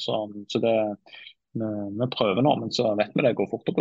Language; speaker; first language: Norwegian; native; Norwegian